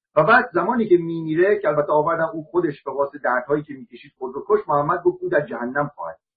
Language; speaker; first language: Persian; native; Persian